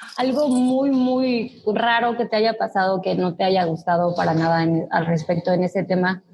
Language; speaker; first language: Spanish; native; Spanish